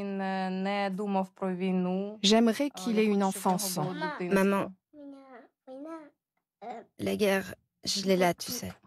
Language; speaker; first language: French; non-native, fluent; Romanian